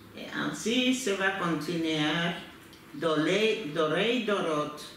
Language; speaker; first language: Spanish; early bilingual, heritage; Turkish